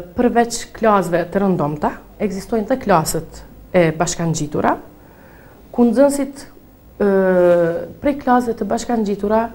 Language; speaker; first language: Albanian; native; Albanian